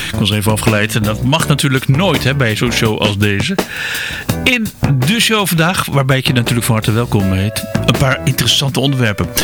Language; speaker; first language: Dutch; native; Dutch